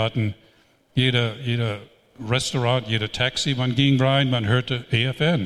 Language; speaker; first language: German; non-native, fluent; English